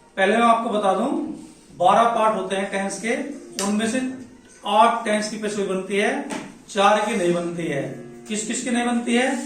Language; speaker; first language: Hindi; native; Hindi